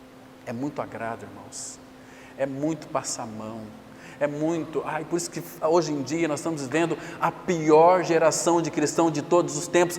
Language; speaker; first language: Portuguese; native; Portuguese